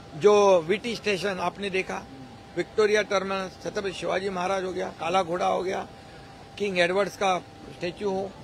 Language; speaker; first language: Hindi; non-native, local second language; Marathi